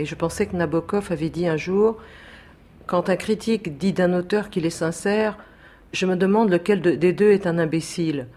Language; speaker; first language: French; native; French